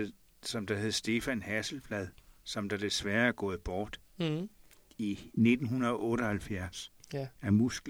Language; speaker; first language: Danish; native; Danish